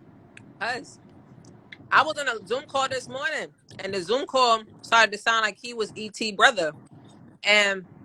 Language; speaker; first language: English; native; English